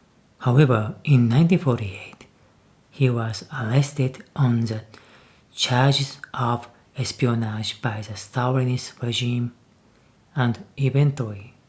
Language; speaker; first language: English; non-native, learner; Japanese